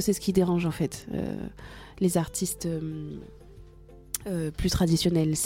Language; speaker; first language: French; native; French